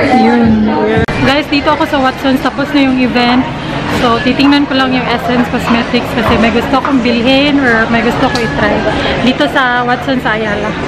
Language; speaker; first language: Filipino; non-native, local second language; Cebuano